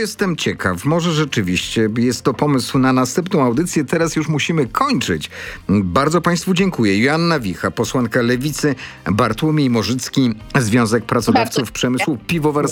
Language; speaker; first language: Polish; native; Polish